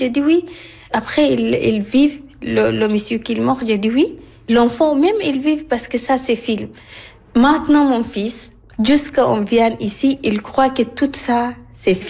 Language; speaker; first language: French; non-native, learner; Arabic